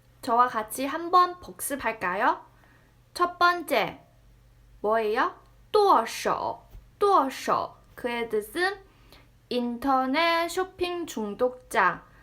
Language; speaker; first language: Korean; non-native, fluent; Chinese